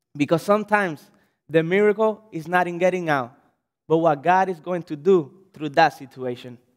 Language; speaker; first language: English; non-native, fluent; Spanish